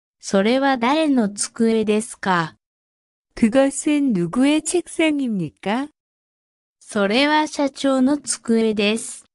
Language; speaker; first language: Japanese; non-native, fluent; Korean